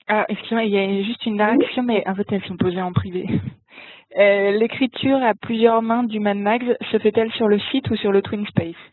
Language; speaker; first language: French; native; French